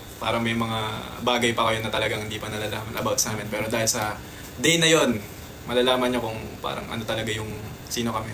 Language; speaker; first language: Filipino; native; Filipino